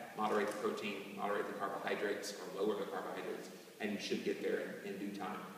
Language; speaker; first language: English; native; English